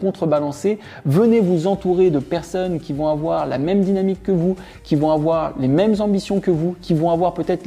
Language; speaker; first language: French; native; French